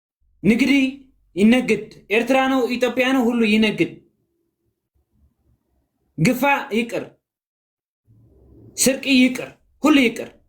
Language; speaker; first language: Amharic; non-native, learner; Tigrinya